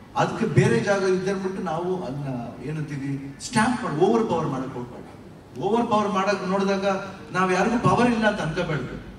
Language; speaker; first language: Kannada; native; Kannada